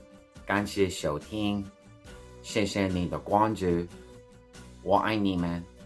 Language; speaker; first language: Chinese; non-native, learner; English